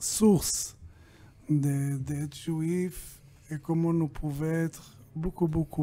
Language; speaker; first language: French; non-native, learner; Hebrew